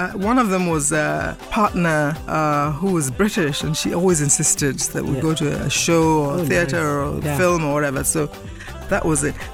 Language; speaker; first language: English; non-native, local second language; Yoruba